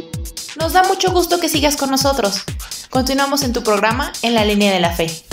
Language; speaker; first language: Spanish; native; Spanish